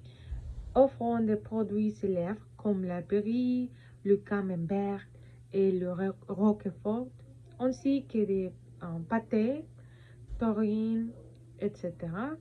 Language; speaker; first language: French; non-native, learner; Spanish